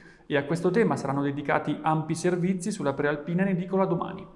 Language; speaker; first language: Italian; native; Italian